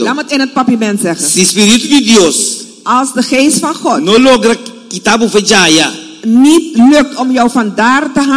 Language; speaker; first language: Dutch; non-native, fluent; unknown